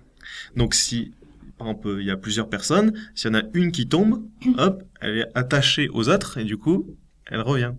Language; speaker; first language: French; native; French